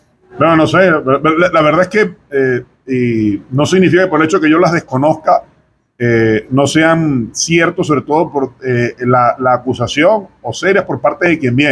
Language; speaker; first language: Spanish; native; Spanish